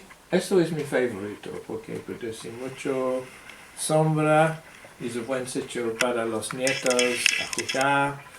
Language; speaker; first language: Spanish; non-native, learner; English